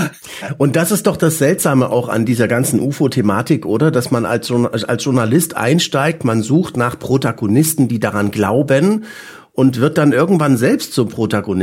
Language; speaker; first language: German; native; German